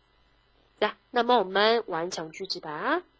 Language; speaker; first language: Chinese; non-native, fluent; Korean